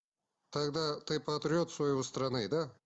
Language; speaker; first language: Russian; non-native, local second language; Kazakh